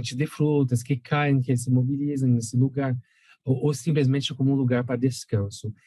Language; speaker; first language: Portuguese; non-native, fluent; French